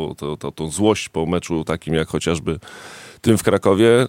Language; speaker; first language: Polish; native; Polish